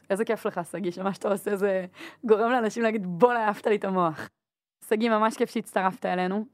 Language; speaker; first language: Hebrew; native; Hebrew